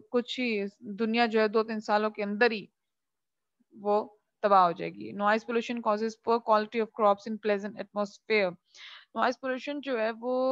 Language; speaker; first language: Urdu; non-native, local second language; Punjabi